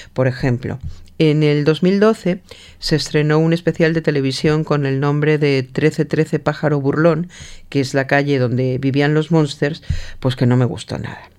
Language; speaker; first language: Spanish; native; Spanish